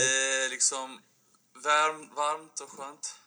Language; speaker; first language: Swedish; non-native, fluent; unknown